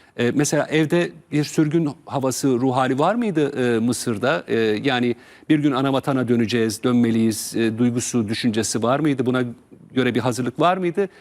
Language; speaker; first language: Turkish; native; Turkish